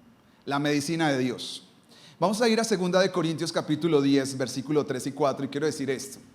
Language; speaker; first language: Spanish; native; Spanish